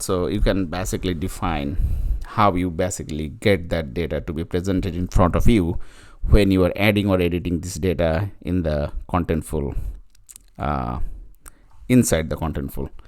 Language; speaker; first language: English; non-native, fluent; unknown